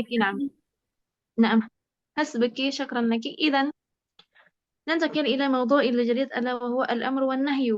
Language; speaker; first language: Arabic; non-native, fluent; Indonesian